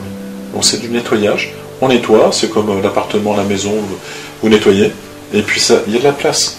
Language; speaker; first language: French; native; French